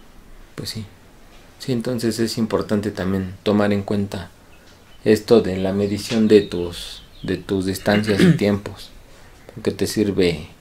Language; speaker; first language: Spanish; native; Spanish